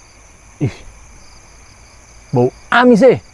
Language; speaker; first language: Malay; native; Malay